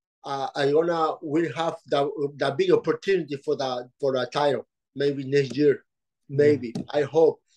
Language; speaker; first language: English; non-native, learner; Spanish